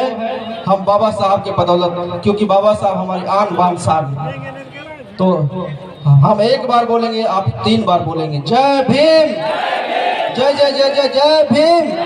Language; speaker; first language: Hindi; native; Hindi